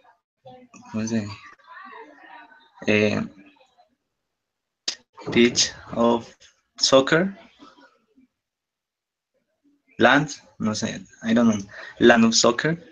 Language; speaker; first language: English; non-native, learner; Spanish